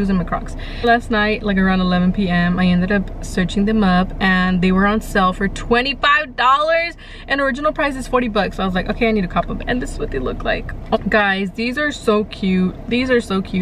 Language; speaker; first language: English; early bilingual, other home language; Spanish